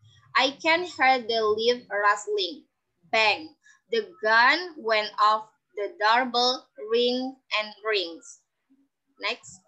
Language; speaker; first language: English; non-native, learner; Indonesian